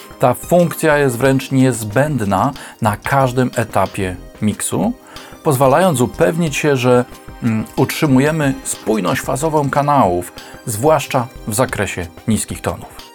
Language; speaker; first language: Polish; native; Polish